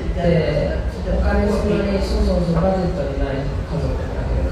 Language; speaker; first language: Japanese; early bilingual, heritage; Japanese